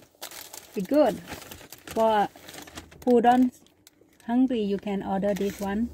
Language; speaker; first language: English; non-native, learner; Thai